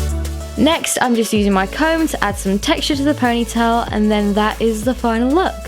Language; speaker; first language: English; native; English